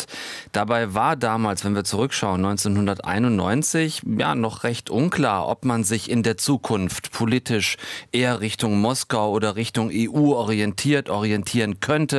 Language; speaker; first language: German; native; German